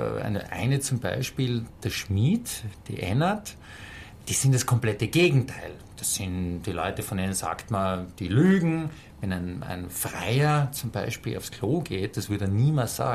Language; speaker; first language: German; native; German